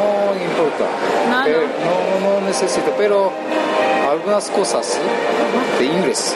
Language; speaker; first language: Spanish; non-native, learner; Japanese